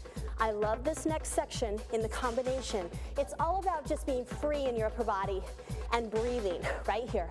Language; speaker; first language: English; native; English